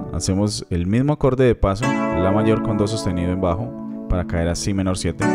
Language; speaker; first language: Spanish; native; Spanish